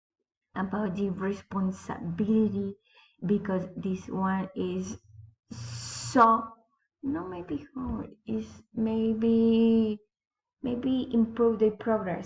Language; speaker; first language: English; non-native, learner; Spanish